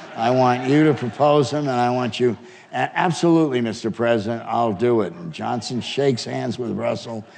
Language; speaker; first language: English; native; English